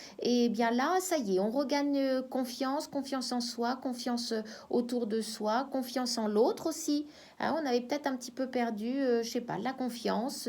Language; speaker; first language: French; native; French